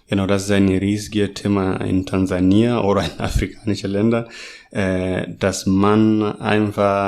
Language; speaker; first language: German; non-native, learner; Masai